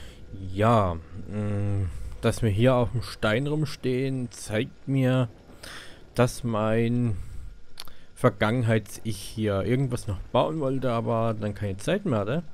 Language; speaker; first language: German; native; German